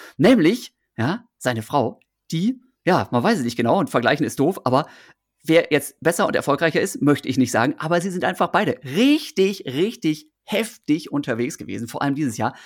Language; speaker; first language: German; native; German